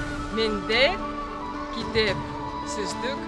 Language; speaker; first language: Kyrgyz; non-native, learner; Russian